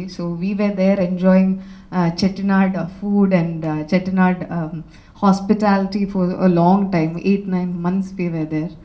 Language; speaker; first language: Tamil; non-native, local second language; Malayalam